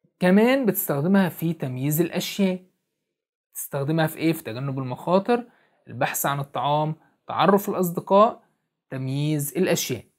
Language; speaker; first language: Arabic; native; Arabic